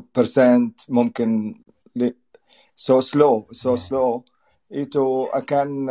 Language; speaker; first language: Indonesian; non-native, learner; Arabic